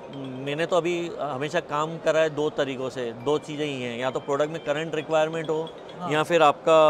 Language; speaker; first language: Hindi; native; Hindi